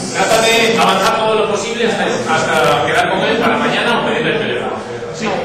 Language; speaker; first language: Spanish; native; Spanish